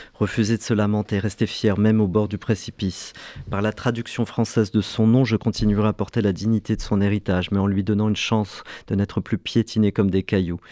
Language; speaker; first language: French; early bilingual, other home language; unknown